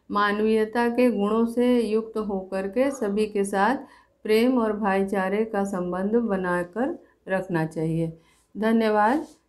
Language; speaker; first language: Hindi; native; Hindi